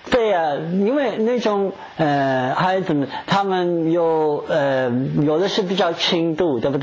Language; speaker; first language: Chinese; non-native, fluent; English